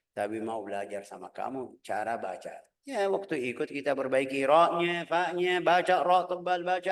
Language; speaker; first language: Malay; non-native, fluent; Arabic